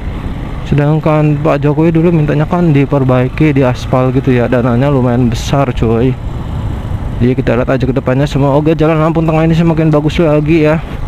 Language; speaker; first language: Indonesian; native; Indonesian